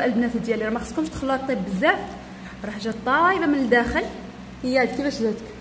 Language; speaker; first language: Arabic; native; Arabic